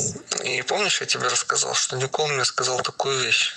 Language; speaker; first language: Russian; native; Russian